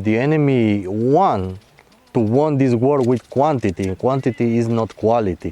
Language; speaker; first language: English; non-native, fluent; Spanish